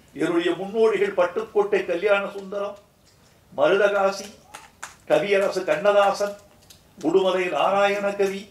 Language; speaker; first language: Tamil; native; Tamil